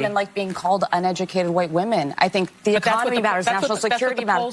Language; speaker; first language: English; native; English